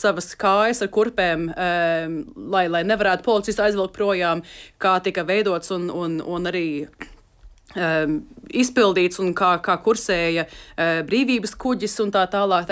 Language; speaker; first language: Latvian; early bilingual, heritage; Latvian